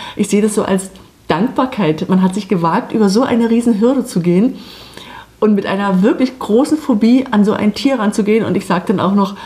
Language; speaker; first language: German; native; German